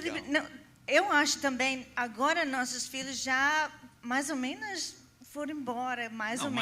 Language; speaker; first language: Portuguese; non-native, fluent; English